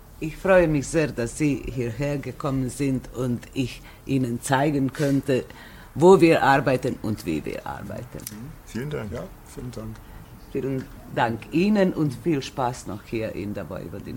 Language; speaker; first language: German; non-native, local second language; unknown